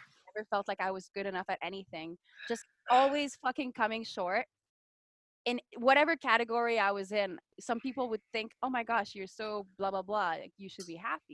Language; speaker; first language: English; non-native, fluent; French